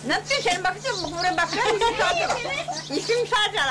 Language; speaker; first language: Turkish; native; Turkish